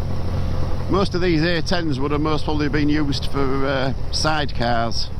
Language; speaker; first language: English; native; English